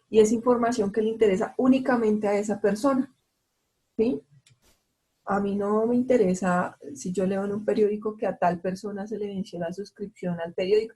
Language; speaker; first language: Spanish; native; Spanish